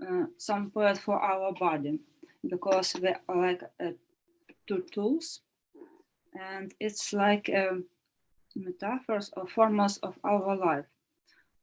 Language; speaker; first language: English; non-native, learner; Ukrainian